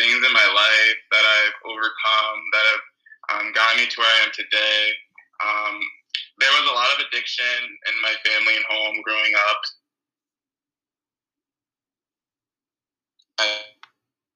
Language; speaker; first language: English; native; English